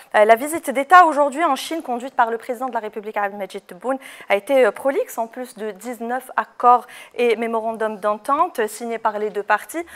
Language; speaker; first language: French; non-native, local second language; Arabic